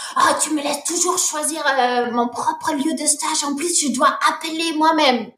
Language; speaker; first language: French; non-native, fluent; German